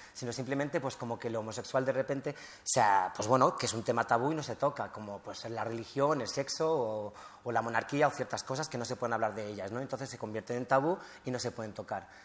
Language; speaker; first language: Spanish; early bilingual, other home language; Riffian